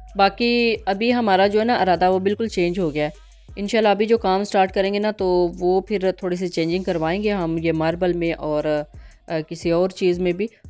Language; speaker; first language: Urdu; non-native, local second language; Punjabi